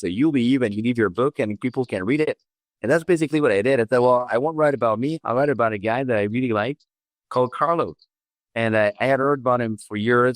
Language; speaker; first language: English; non-native, fluent; French